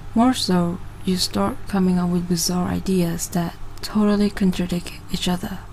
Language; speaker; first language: English; non-native, local second language; Malay